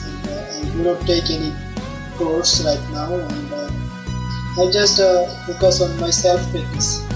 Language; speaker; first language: English; non-native, learner; Bangla